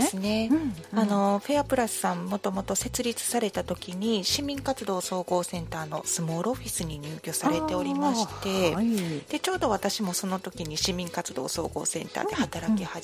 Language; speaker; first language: Japanese; native; Japanese